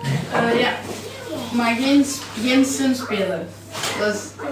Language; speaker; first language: Dutch; early bilingual, other home language; French